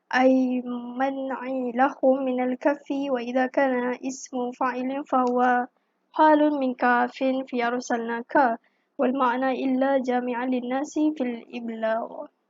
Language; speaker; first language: Arabic; non-native, fluent; Malay